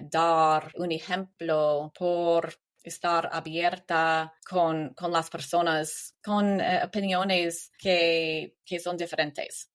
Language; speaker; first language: Spanish; non-native, learner; English